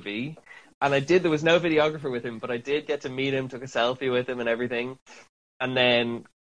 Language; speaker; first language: English; native; English